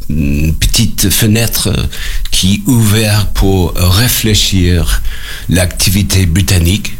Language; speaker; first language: French; non-native, learner; English